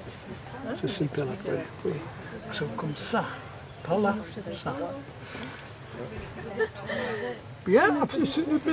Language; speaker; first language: French; non-native, learner; English